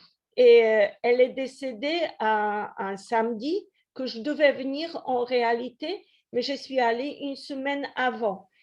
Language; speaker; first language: French; non-native, fluent; Polish